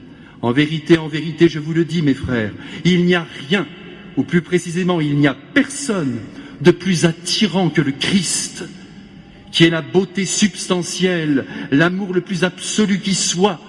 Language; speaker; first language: French; native; French